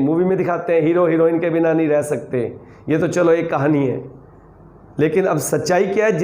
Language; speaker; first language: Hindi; native; Hindi